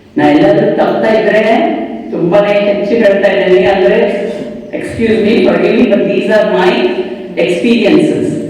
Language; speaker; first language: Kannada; non-native, local second language; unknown